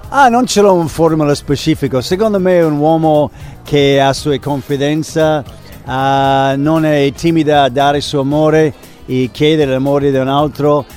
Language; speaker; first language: Italian; non-native, fluent; English